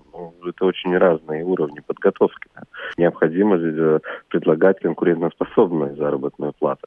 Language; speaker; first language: Russian; native; Russian